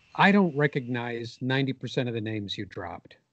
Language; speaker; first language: English; native; English